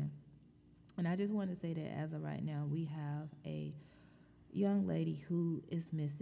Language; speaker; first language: English; native; English